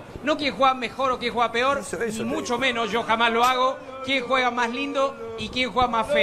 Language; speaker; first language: Spanish; native; Spanish